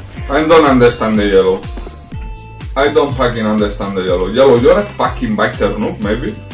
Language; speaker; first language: English; non-native, learner; Spanish